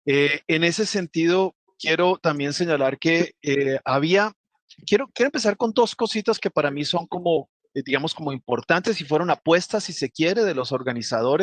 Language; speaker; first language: Spanish; native; Spanish